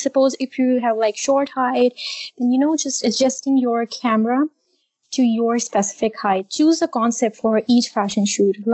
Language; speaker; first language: English; non-native, local second language; Urdu